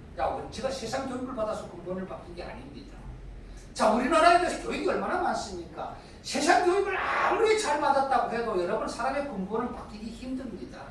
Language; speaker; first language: Korean; native; Korean